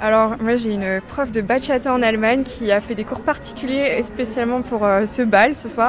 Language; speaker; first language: French; native; French